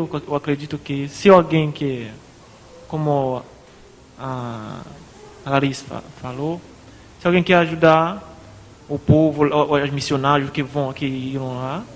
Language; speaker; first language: Portuguese; non-native, fluent; Haitian Creole